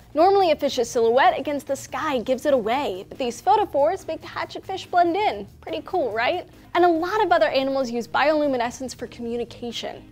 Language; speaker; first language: English; native; English